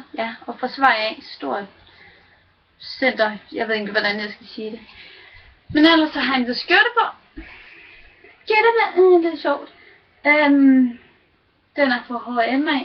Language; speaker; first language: Danish; native; Danish